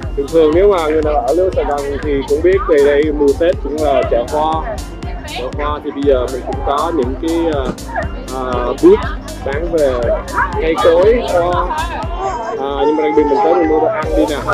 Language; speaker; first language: Vietnamese; early bilingual, heritage; Vietnamese